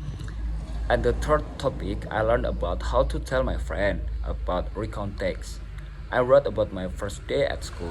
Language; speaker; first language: English; non-native, learner; Indonesian